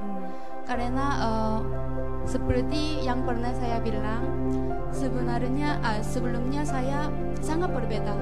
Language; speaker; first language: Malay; non-native, fluent; Korean